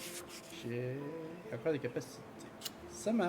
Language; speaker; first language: French; native; French